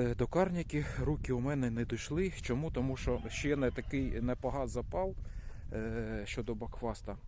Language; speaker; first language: Ukrainian; non-native, local second language; Russian